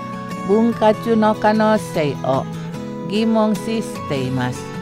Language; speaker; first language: Japanese; non-native, fluent; Indonesian